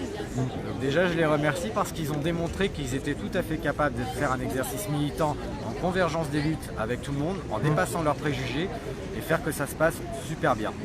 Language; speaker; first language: French; native; French